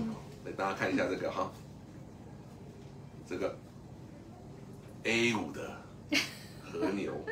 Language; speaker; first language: Chinese; native; Chinese